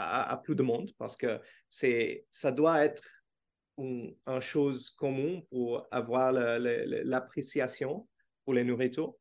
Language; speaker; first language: French; non-native, learner; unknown